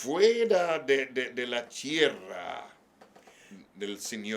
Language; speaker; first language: Spanish; non-native, learner; English